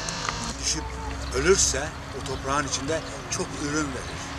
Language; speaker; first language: Turkish; native; Turkish